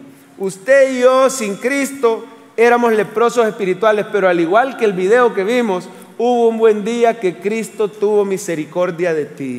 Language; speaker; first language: Spanish; native; Spanish